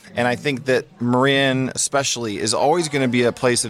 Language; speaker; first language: English; native; English